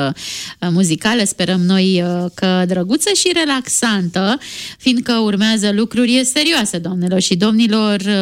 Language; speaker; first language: Romanian; native; Romanian